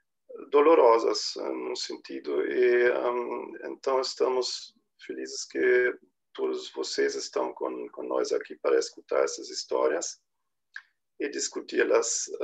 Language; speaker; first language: Portuguese; non-native, fluent; German